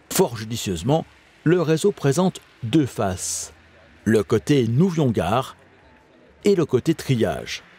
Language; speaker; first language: French; native; French